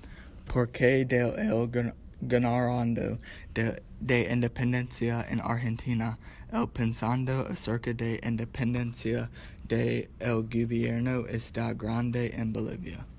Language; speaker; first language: Spanish; non-native, learner; English